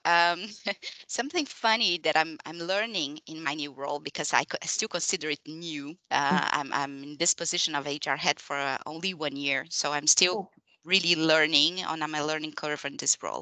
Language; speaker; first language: English; non-native, fluent; Portuguese